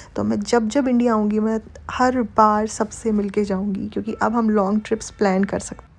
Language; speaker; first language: Hindi; native; Hindi